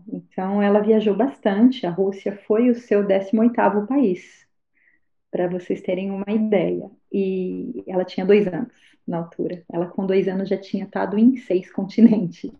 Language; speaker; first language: Portuguese; native; Portuguese